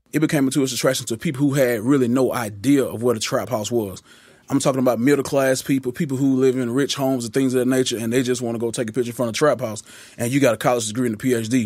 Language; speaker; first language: English; native; English